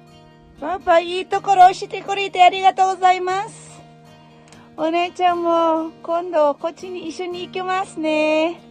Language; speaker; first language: Japanese; non-native, learner; Filipino